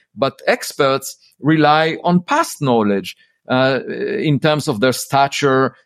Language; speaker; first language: English; non-native, fluent; Hebrew